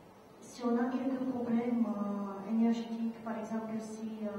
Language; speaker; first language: French; non-native, fluent; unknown